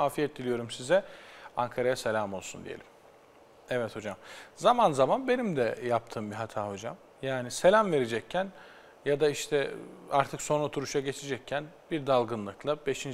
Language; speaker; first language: Turkish; native; Turkish